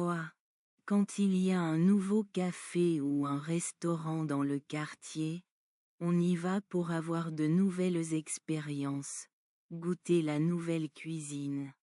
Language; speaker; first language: French; non-native, learner; Bangla